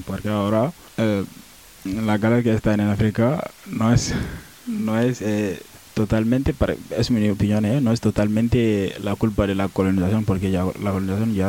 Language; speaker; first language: Spanish; non-native, learner; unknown